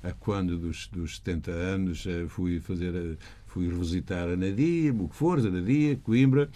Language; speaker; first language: Portuguese; native; Portuguese